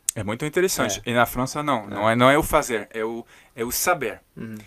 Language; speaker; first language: Portuguese; non-native, fluent; French